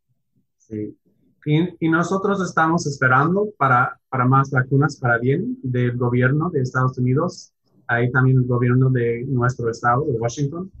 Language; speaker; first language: Spanish; non-native, learner; English